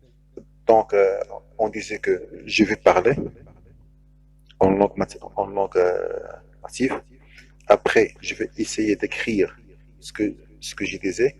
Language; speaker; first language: French; non-native, local second language; Arabic